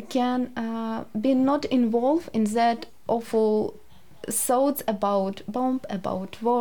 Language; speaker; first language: English; non-native, learner; Ukrainian